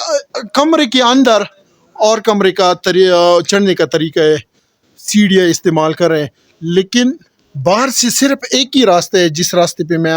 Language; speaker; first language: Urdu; non-native, local second language; Pashto